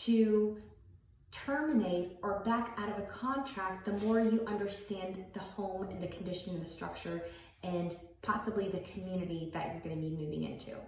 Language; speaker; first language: English; native; English